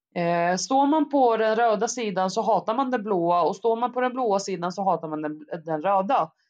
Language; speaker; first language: Swedish; early bilingual, other home language; Arabic